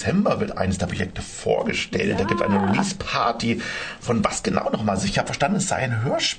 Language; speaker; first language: German; native; German